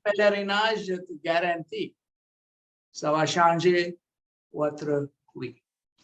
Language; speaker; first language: French; non-native, local second language; English